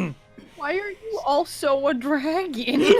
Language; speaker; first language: English; native; English